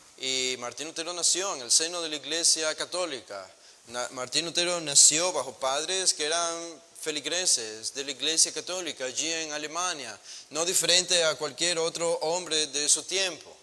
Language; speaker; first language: Spanish; native; Spanish